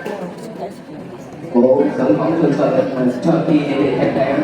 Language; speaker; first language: Cantonese; non-native, learner; Vietnamese